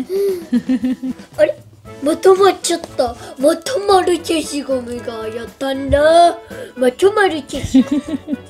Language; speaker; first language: Japanese; native; Japanese